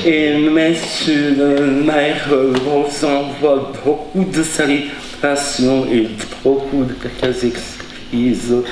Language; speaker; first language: French; non-native, fluent; Czech